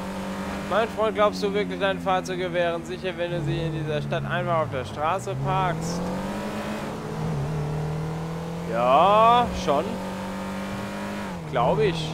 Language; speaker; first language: German; native; German